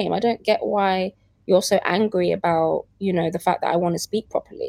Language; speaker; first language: English; native; English